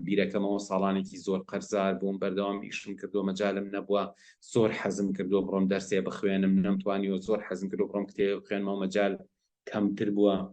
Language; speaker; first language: Central Kurdish; non-native, local second language; Gurani